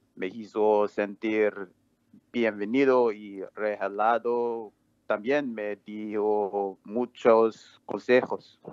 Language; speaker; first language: Spanish; non-native, learner; English